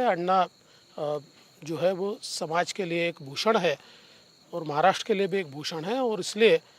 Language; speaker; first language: Hindi; non-native, local second language; Marathi